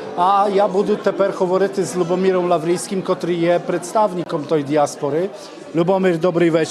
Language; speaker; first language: Ukrainian; non-native, fluent; Polish